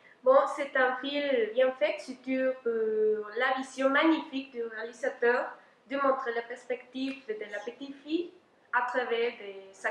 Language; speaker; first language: French; non-native, learner; Spanish